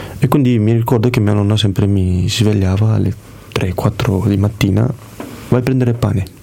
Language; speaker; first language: Italian; early bilingual, other home language; Kurdish